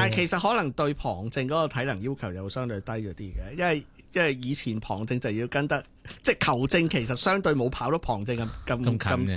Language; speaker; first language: Cantonese; native; Cantonese